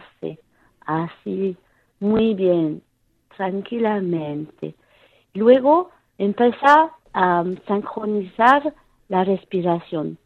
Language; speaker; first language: Spanish; non-native, fluent; French